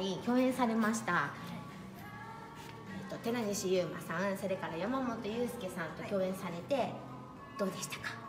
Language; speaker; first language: Japanese; native; Japanese